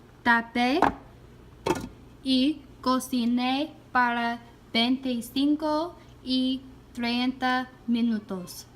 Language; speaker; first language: Spanish; non-native, learner; English